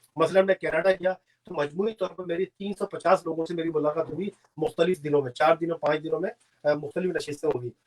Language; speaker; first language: Urdu; native; Urdu